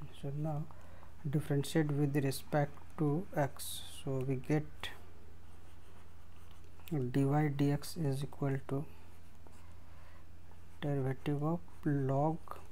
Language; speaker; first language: English; non-native, local second language; Hindi